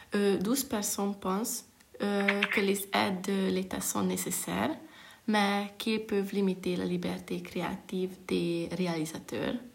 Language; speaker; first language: French; non-native, fluent; Hungarian